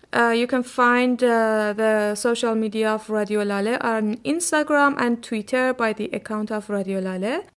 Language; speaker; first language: English; non-native, fluent; Persian